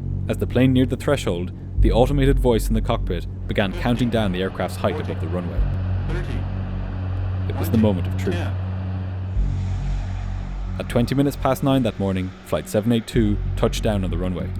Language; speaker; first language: English; native; English